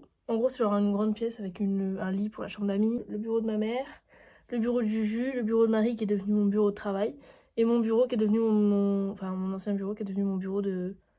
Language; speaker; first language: French; native; French